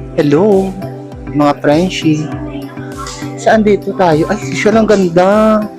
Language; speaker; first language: Filipino; native; Filipino